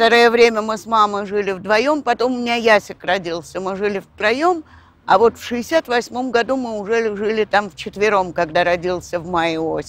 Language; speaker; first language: Russian; native; Russian